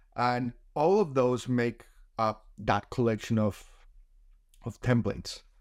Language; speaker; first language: English; non-native, fluent; Spanish